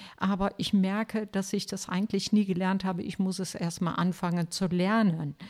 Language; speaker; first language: German; non-native, fluent; Turkish